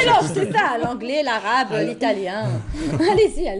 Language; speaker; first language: French; native; French